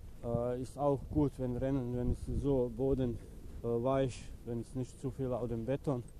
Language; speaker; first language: German; non-native, learner; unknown